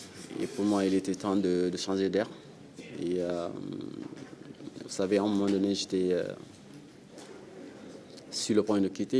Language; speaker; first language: French; non-native, local second language; Wolof